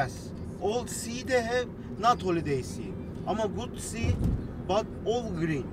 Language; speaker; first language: English; non-native, learner; Turkish